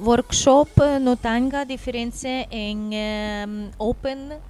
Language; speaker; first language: Spanish; non-native, learner; Portuguese